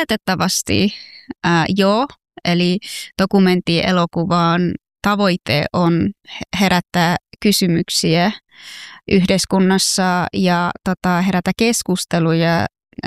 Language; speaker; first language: Finnish; non-native, fluent; Persian